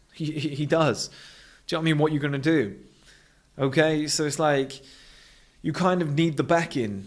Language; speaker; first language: English; native; English